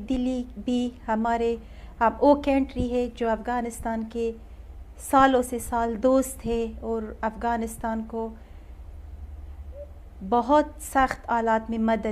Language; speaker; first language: Hindi; non-native, learner; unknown